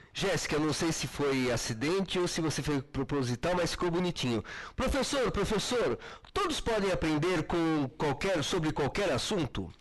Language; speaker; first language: Portuguese; native; Portuguese